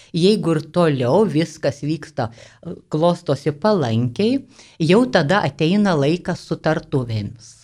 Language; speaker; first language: Lithuanian; native; Lithuanian